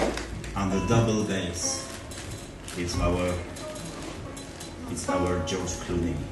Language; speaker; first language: English; non-native, learner; French